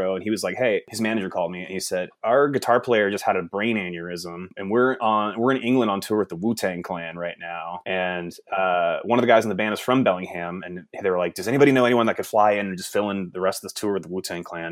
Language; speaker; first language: English; native; English